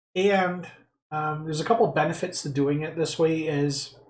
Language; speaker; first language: English; native; English